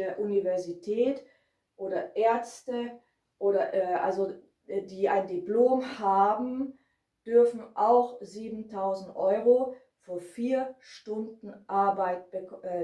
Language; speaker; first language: German; non-native, fluent; Hungarian